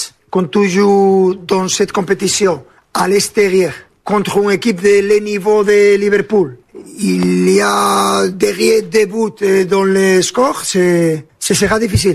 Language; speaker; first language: French; non-native, learner; Spanish